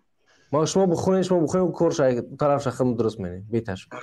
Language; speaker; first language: Persian; native; Persian